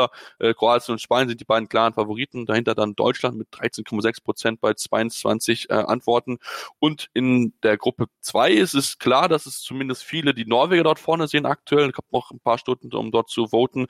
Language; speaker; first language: German; native; German